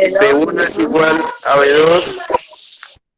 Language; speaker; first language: Spanish; native; Spanish